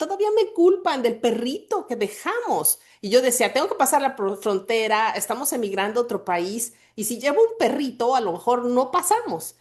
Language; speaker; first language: Spanish; native; Spanish